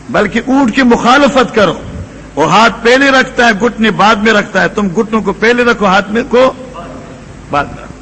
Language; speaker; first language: Urdu; non-native, local second language; Northern Hindko